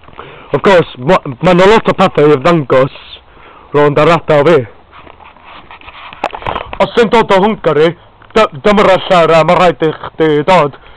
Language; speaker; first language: Welsh; non-native, learner; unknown